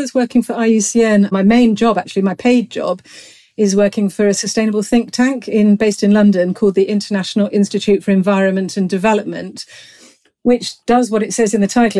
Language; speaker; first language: English; native; English